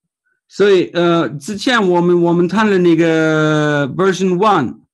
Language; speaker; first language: Chinese; non-native, fluent; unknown